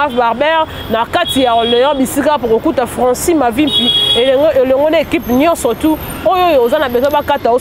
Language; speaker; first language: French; non-native, local second language; Lingala